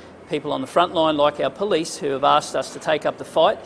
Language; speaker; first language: English; native; English